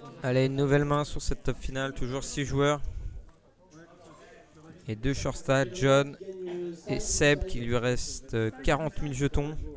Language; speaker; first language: French; native; French